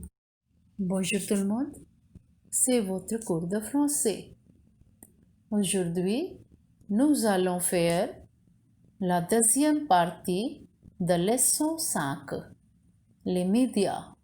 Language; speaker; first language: French; non-native, learner; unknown